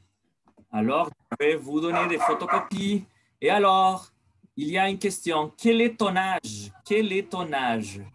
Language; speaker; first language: French; non-native, fluent; Spanish